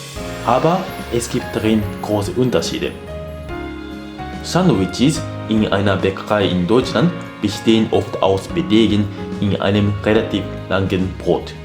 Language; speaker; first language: German; non-native, fluent; Japanese